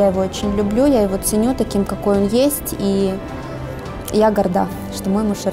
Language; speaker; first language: Russian; native; Russian